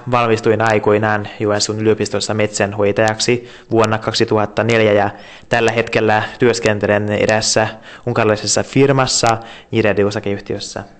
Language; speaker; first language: Finnish; non-native, fluent; Hungarian